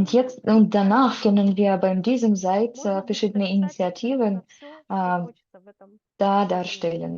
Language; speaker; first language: German; non-native, learner; Russian